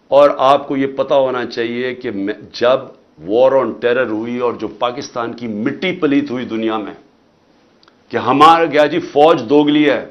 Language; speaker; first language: Urdu; native; Urdu